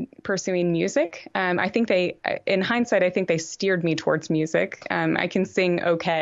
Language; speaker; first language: English; native; English